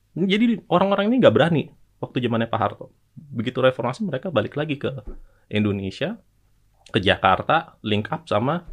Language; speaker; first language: Indonesian; native; Indonesian